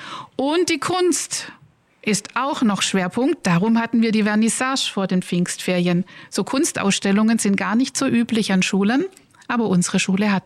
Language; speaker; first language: German; native; German